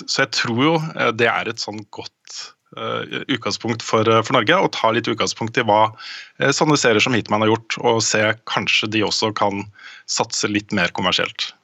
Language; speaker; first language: Norwegian; native; Norwegian